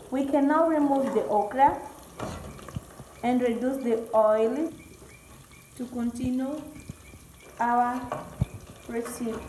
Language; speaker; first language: English; non-native, learner; Portuguese